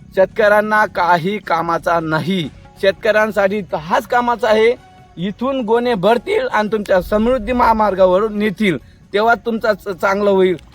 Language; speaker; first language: Marathi; native; Marathi